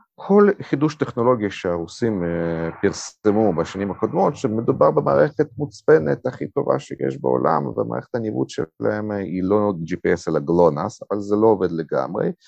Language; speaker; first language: Hebrew; non-native, fluent; Russian